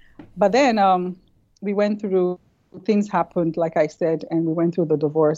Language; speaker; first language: English; non-native, local second language; Yoruba